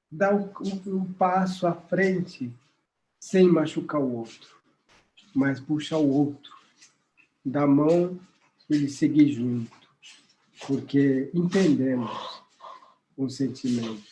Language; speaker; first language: Portuguese; non-native, local second language; Guarani